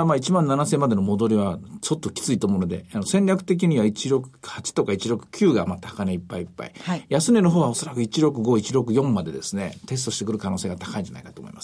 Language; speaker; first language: Japanese; native; Japanese